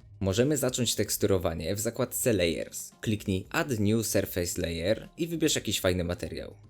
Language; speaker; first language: Polish; native; Polish